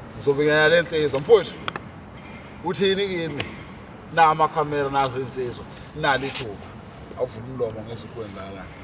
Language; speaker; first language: Zulu; native; Zulu